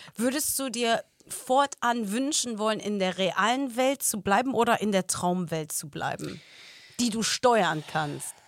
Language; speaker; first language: German; native; German